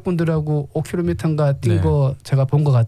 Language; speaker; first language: Korean; native; Korean